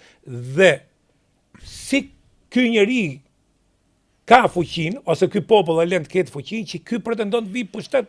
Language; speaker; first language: Albanian; native; Albanian